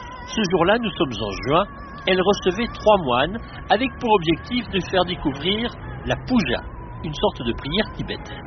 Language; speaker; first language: French; native; French